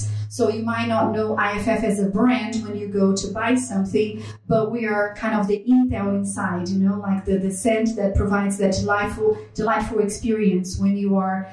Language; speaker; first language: English; non-native, fluent; Portuguese